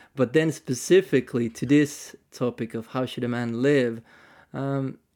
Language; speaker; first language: English; non-native, fluent; Finnish